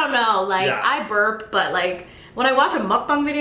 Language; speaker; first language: English; native; English